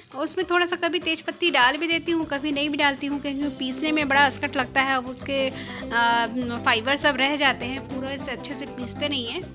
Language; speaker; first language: Hindi; non-native, local second language; Bangla